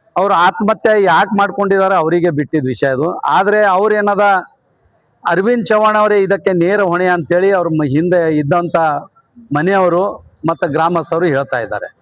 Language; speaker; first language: Kannada; non-native, local second language; Lambadi